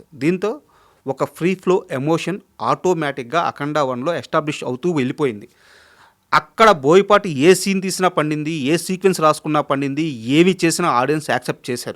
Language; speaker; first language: Telugu; native; Telugu